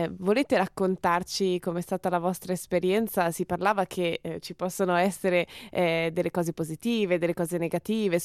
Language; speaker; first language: Italian; native; Italian